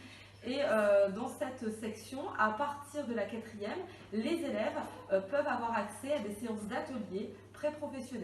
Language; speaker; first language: French; native; French